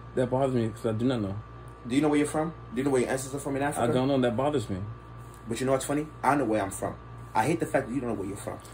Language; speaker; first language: English; non-native, local second language; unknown